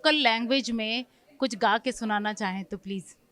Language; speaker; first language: Hindi; native; Hindi